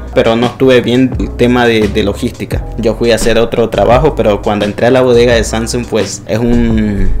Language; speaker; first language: Spanish; native; Spanish